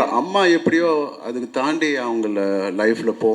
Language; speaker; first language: Tamil; non-native, local second language; Telugu